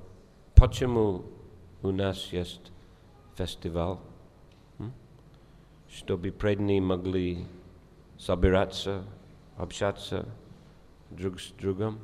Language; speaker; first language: Russian; non-native, fluent; English